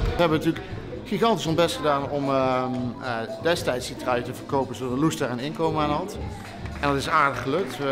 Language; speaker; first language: Dutch; native; Dutch